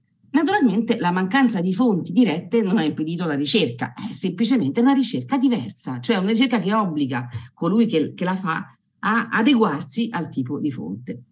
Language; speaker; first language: Italian; native; Italian